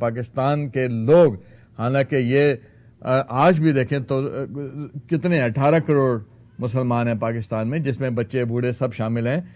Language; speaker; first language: Urdu; native; Urdu